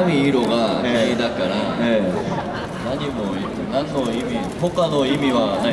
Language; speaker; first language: Japanese; non-native, learner; Korean